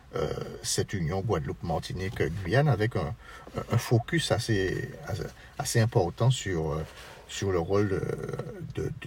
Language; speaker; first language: French; native; French